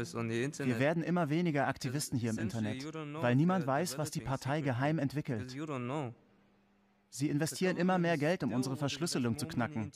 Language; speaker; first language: German; native; German